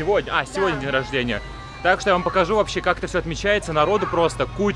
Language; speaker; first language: Russian; native; Russian